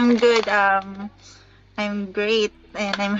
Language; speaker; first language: English; non-native, local second language; Filipino